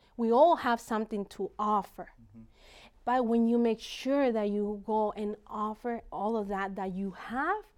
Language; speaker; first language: English; non-native, fluent; Spanish